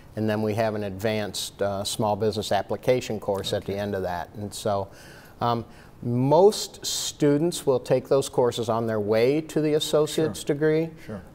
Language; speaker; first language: English; native; English